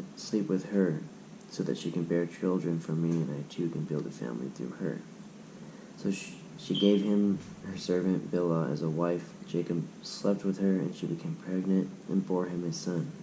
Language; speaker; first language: English; native; English